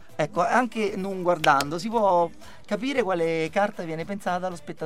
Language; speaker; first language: Italian; native; Italian